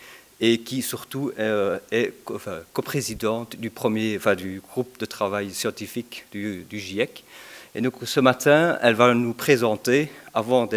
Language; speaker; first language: French; native; French